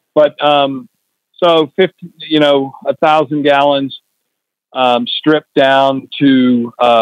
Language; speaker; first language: English; native; English